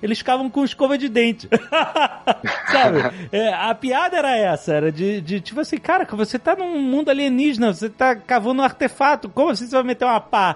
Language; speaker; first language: Portuguese; native; Portuguese